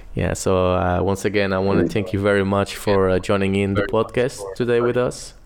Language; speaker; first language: English; non-native, fluent; Portuguese